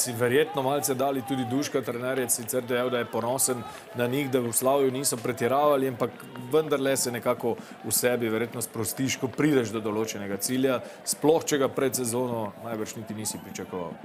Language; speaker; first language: Slovenian; native; Slovenian